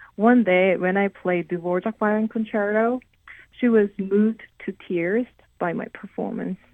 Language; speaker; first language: English; non-native, fluent; Korean